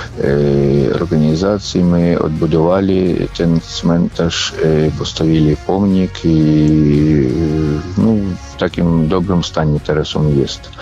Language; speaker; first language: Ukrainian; non-native, local second language; Polish